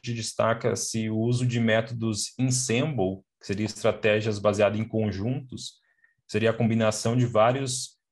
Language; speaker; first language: Portuguese; native; Portuguese